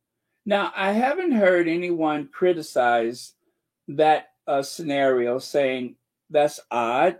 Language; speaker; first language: English; native; English